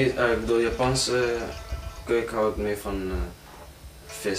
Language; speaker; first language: Dutch; early bilingual, other home language; Cantonese